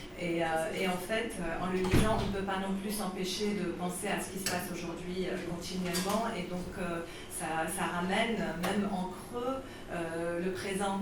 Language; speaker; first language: French; non-native, local second language; Arabic